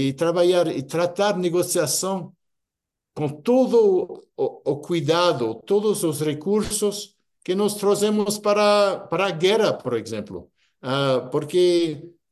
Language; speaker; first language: Portuguese; non-native, fluent; English